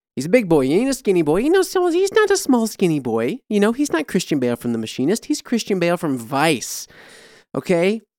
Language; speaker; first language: English; native; English